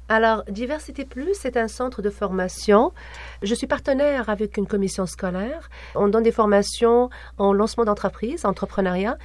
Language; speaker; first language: French; non-native, local second language; Arabic